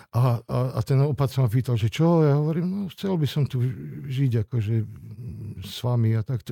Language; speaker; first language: Slovak; non-native, local second language; Hungarian